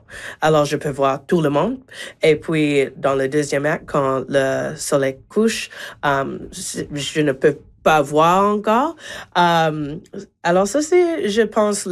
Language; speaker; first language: French; non-native, learner; English